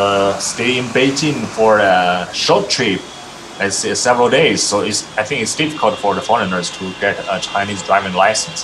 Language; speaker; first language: English; non-native, fluent; Chinese